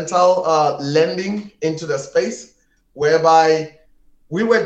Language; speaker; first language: English; non-native, local second language; Tswana